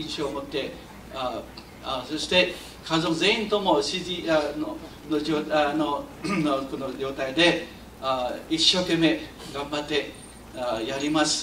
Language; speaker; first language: Japanese; non-native, fluent; Chinese